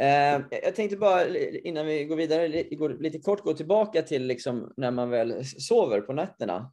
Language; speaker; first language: Swedish; native; Swedish